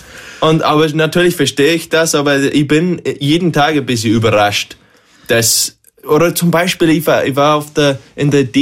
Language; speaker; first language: German; non-native, learner; English